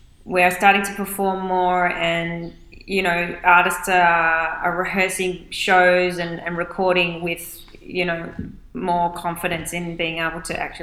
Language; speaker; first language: English; native; English